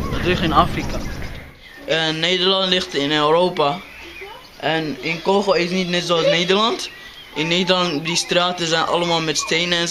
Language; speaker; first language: Dutch; early bilingual, other home language; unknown